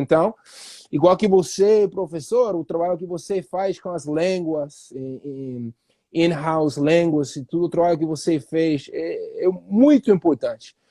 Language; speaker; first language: Portuguese; non-native, fluent; English